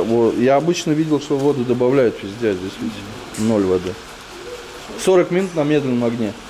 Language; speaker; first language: Russian; native; Russian